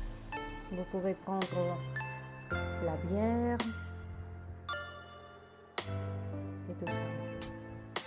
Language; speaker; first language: French; non-native, learner; Russian